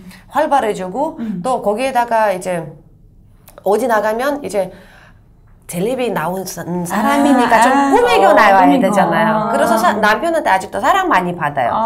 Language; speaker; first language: Korean; non-native, fluent; Russian